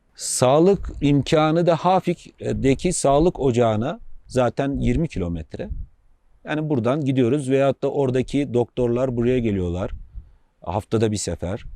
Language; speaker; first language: Turkish; native; Turkish